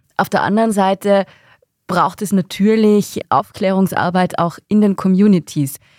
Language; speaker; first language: German; native; German